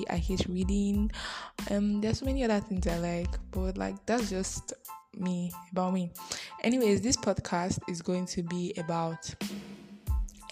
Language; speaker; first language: English; non-native, local second language; Bini